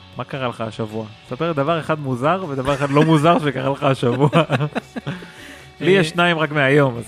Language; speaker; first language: Hebrew; native; Hebrew